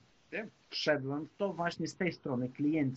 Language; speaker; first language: Polish; non-native, fluent; Ukrainian